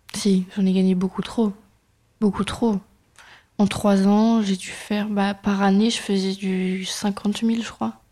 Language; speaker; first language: French; native; French